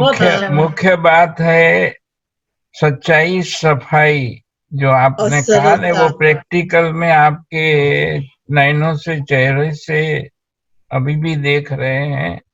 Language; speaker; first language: Hindi; non-native, local second language; Gujarati